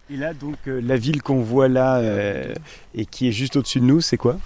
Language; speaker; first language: French; native; French